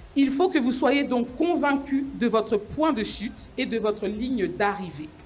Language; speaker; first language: French; early bilingual, other home language; Lingala